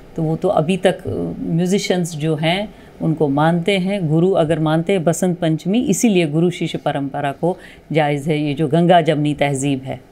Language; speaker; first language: Hindi; non-native, local second language; Kashmiri